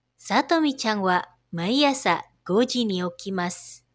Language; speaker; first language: Japanese; non-native, fluent; Indonesian